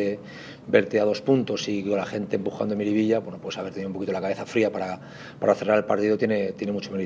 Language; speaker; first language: Spanish; native; Spanish